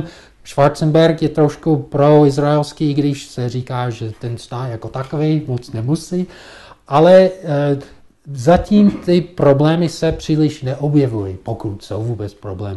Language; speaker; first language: Czech; non-native, fluent; English